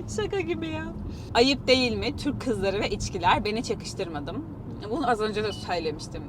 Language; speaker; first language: Turkish; native; Turkish